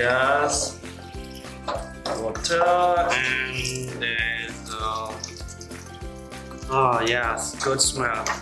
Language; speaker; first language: English; non-native, learner; Khmer